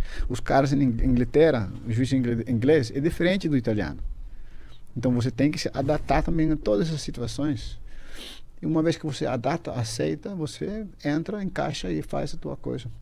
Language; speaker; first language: Portuguese; non-native, fluent; Dutch